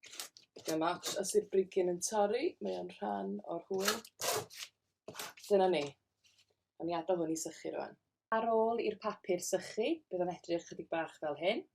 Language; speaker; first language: Welsh; native; Welsh